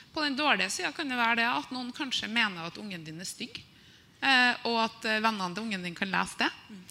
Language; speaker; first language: Norwegian; native; Norwegian